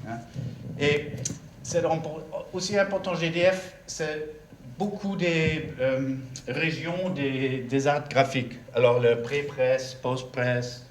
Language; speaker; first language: French; non-native, learner; German